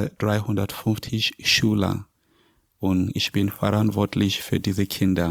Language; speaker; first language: German; non-native, learner; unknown